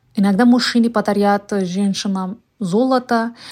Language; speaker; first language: Russian; non-native, fluent; Persian